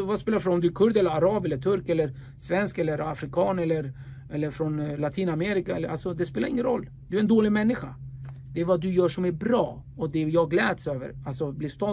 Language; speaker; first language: Swedish; early bilingual, other home language; Kurdish